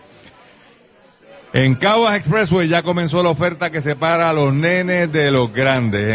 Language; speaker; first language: Spanish; native; Spanish